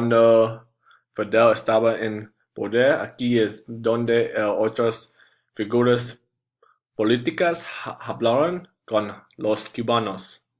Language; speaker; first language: Spanish; non-native, learner; English